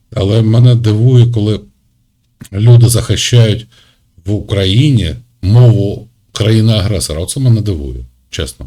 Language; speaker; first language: Ukrainian; non-native, local second language; Russian